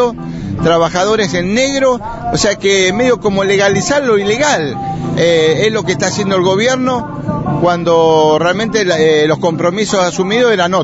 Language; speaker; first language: Spanish; native; Spanish